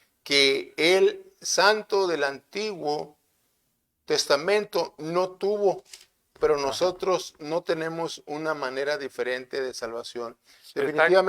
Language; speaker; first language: Spanish; native; Spanish